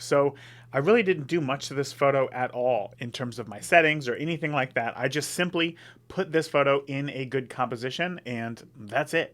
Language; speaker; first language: English; native; English